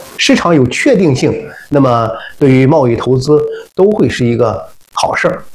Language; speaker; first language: Chinese; native; Chinese